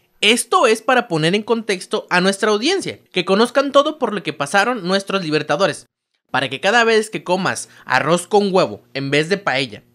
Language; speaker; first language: Spanish; native; Spanish